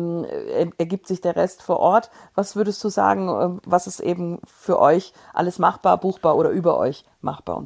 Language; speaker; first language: German; native; German